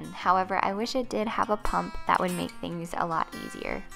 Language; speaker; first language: English; native; English